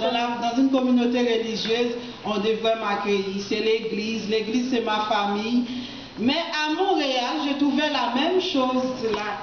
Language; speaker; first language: French; non-native, local second language; Haitian Creole